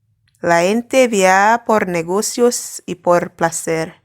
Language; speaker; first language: Spanish; non-native, fluent; English